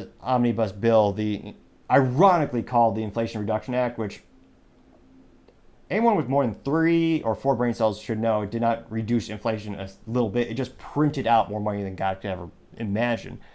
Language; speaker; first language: English; native; English